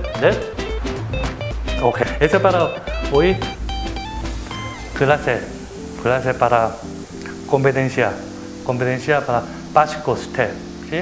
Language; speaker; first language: Spanish; non-native, learner; Korean